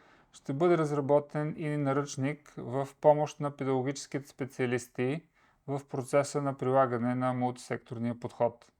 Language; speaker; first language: Bulgarian; native; Bulgarian